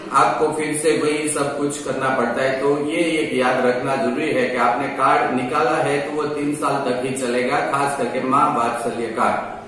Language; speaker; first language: Hindi; non-native, local second language; Gujarati